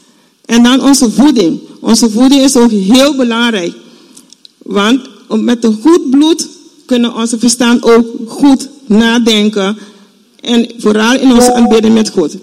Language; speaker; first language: Dutch; non-native, fluent; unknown